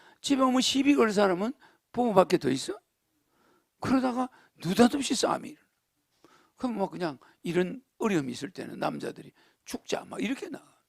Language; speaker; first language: Korean; native; Korean